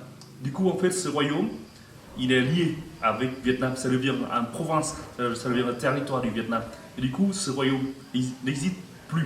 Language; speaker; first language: French; non-native, fluent; Vietnamese